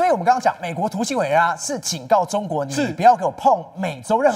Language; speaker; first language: Chinese; native; Chinese